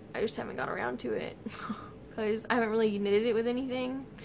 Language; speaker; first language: English; native; English